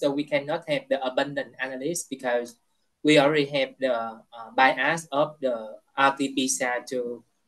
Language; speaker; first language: English; non-native, fluent; Vietnamese